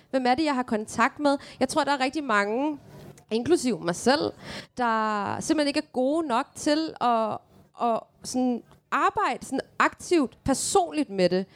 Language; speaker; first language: Danish; early bilingual, other home language; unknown